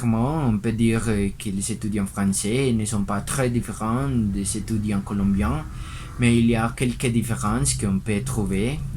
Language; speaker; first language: French; non-native, learner; Spanish